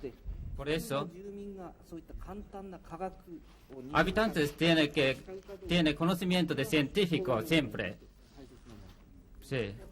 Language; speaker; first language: Spanish; non-native, learner; Japanese